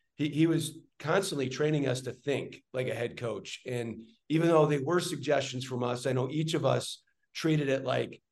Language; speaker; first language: English; native; English